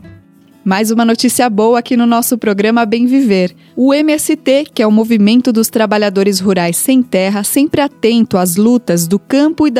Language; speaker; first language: Portuguese; native; Portuguese